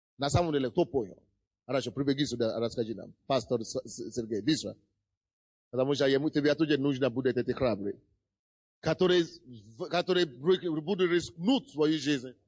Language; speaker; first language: Russian; non-native, fluent; Yoruba